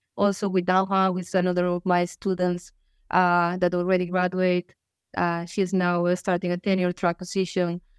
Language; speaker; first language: English; non-native, fluent; Galician